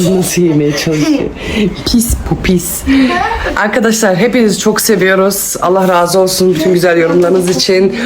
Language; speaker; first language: Turkish; early bilingual, heritage; Turkish